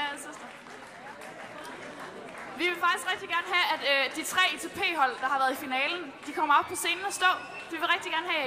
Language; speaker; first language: Danish; native; Danish